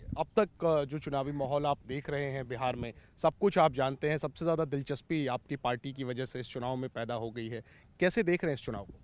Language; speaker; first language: Hindi; native; Hindi